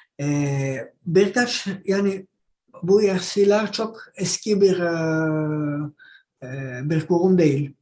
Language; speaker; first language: Turkish; non-native, fluent; Greek